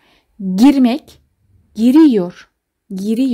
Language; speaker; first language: Turkish; non-native, fluent; Kazakh